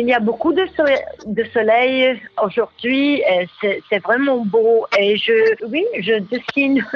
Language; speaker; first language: French; non-native, learner; Italian